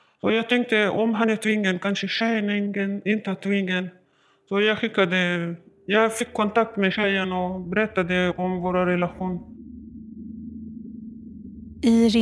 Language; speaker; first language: Swedish; non-native, learner; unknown